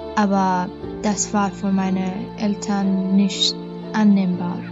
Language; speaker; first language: German; non-native, fluent; Persian